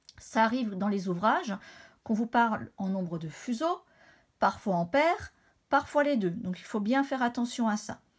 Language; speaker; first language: French; native; French